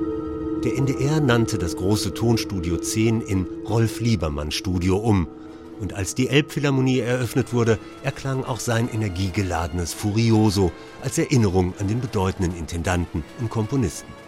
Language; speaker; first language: German; native; German